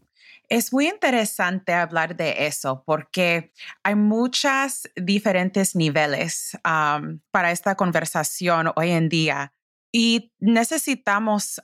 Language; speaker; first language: Spanish; early bilingual, heritage; English